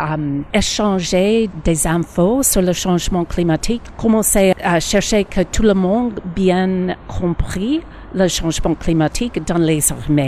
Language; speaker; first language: French; non-native, learner; English